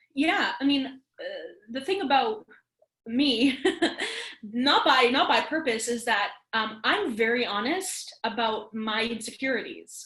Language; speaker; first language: English; native; English